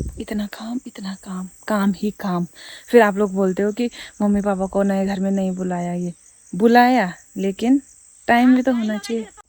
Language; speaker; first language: Hindi; non-native, local second language; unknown